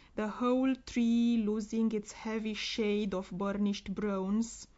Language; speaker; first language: English; non-native, fluent; Romanian